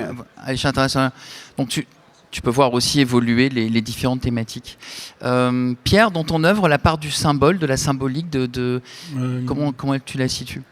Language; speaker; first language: French; native; French